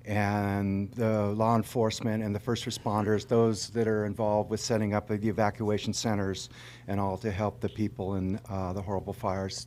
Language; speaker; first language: English; native; English